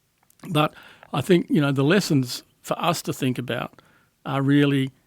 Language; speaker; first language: English; native; English